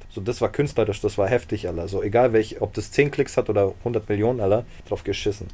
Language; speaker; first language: German; early bilingual, other home language; Russian